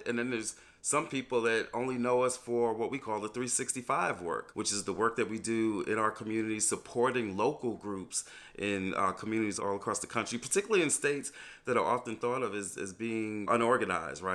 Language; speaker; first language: English; native; English